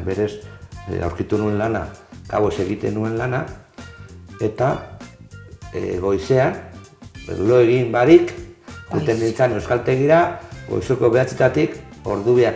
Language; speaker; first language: Basque; non-native, local second language; Spanish